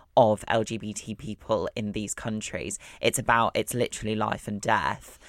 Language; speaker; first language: English; native; English